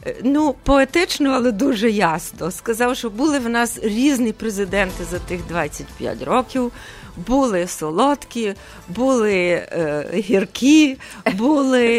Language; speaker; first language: Ukrainian; early bilingual, heritage; Ukrainian